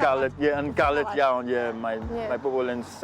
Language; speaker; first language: Welsh; non-native, fluent; French